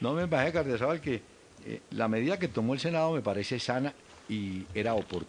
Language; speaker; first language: Spanish; native; Spanish